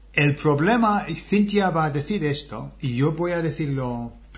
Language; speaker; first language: Spanish; non-native, fluent; English